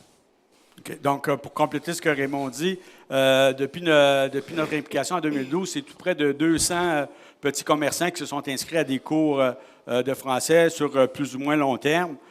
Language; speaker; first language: French; native; French